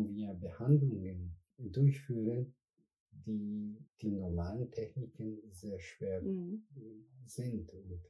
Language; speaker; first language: German; non-native, fluent; Spanish